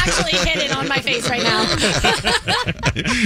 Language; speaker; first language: English; native; English